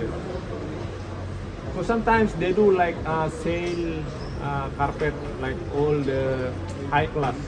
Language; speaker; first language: English; non-native, learner; Indonesian